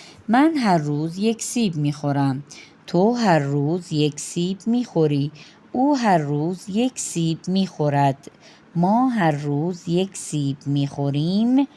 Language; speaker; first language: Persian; non-native, fluent; Urdu